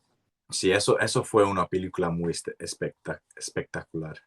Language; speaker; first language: Spanish; non-native, learner; English